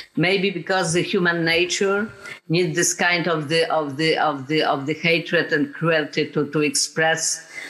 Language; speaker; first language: English; non-native, fluent; Polish